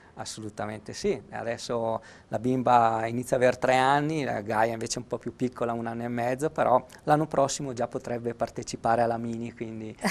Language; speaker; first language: Italian; early bilingual, other home language; Arabic